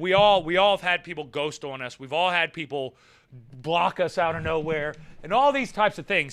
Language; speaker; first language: English; native; English